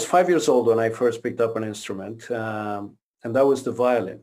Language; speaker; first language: English; non-native, fluent; Romanian